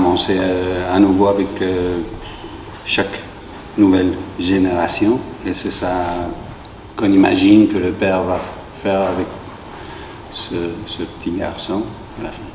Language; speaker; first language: French; non-native, fluent; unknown